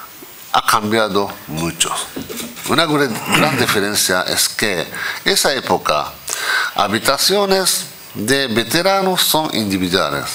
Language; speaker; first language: Spanish; non-native, fluent; Japanese